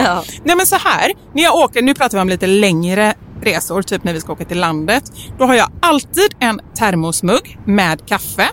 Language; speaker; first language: Swedish; native; Swedish